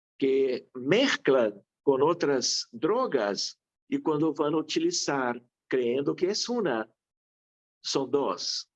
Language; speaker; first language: Spanish; non-native, fluent; Portuguese